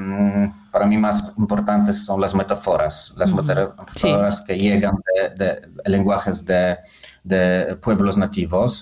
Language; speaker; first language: Spanish; non-native, fluent; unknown